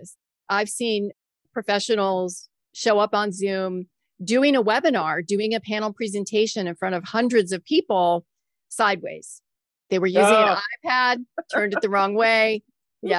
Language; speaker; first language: English; native; English